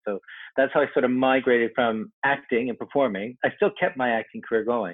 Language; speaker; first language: English; native; English